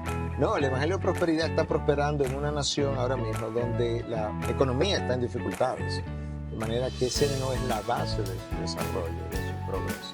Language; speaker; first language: Spanish; native; Spanish